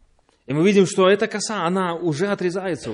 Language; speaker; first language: Polish; non-native, learner; Russian